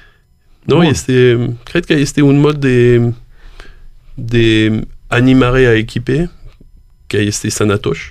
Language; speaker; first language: Romanian; non-native, learner; French